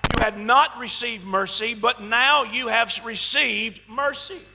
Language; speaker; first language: English; native; English